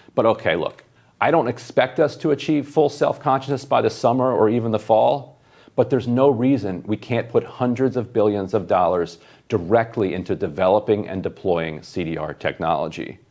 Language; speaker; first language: English; native; English